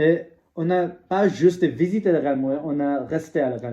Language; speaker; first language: French; non-native, learner; English